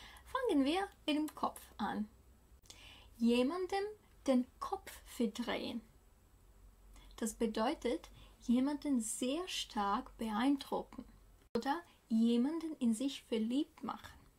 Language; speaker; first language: German; non-native, fluent; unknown